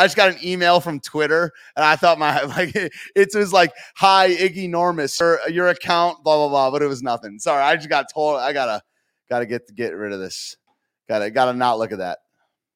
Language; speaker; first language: English; native; English